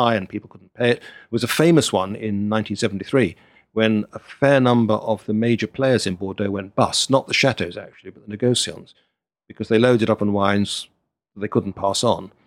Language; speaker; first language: English; native; English